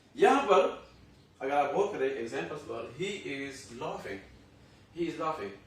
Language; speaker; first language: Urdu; non-native, local second language; Pashto